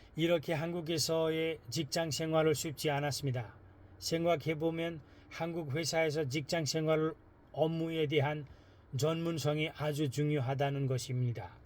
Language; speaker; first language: Korean; non-native, fluent; Nepali